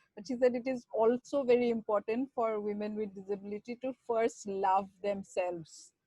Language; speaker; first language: English; non-native, local second language; Assamese